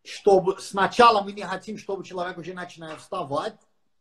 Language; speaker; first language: Russian; non-native, fluent; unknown